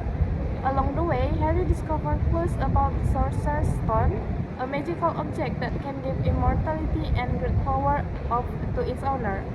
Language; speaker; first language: English; non-native, learner; Indonesian